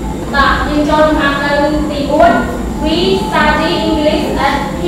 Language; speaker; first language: English; non-native, learner; Khmer